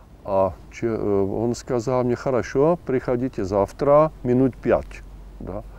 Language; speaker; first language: Russian; non-native, fluent; Czech